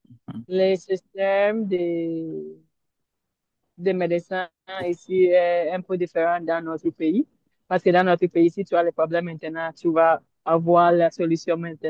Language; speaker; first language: French; non-native, learner; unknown